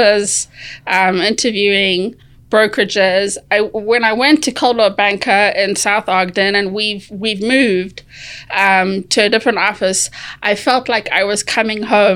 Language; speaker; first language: English; native; English